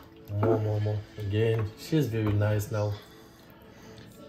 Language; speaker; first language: English; non-native, learner; French